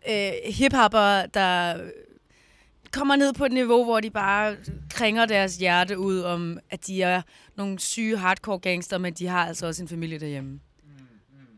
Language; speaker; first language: Danish; native; Danish